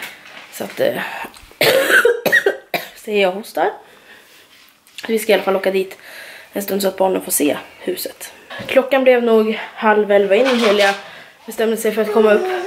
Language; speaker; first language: Swedish; native; Swedish